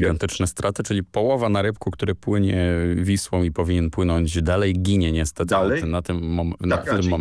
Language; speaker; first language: Polish; native; Polish